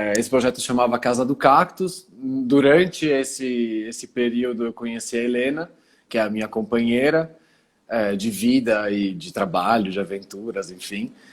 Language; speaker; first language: Portuguese; early bilingual, other home language; Italian